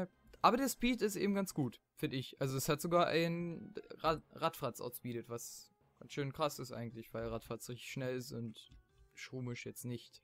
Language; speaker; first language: German; native; German